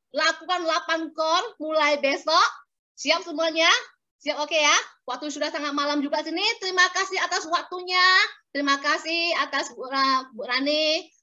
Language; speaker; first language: Indonesian; native; Indonesian